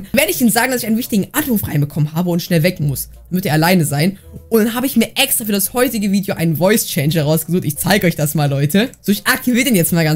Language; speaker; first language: German; native; German